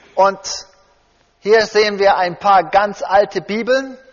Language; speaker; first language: German; early bilingual, heritage; German